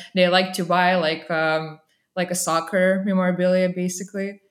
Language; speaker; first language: English; non-native, fluent; Russian